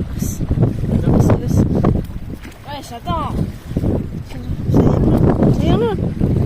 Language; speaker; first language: Filipino; native; Filipino